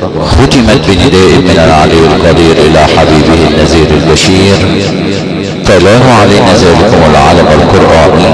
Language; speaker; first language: Arabic; native; Arabic